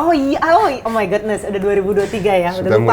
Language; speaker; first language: Indonesian; native; Indonesian